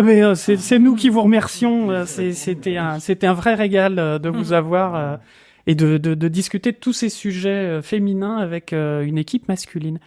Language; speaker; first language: French; native; French